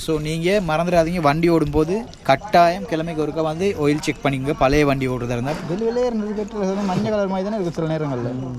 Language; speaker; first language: Tamil; native; Tamil